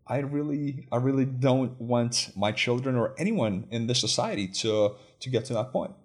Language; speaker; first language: English; non-native, fluent; Lithuanian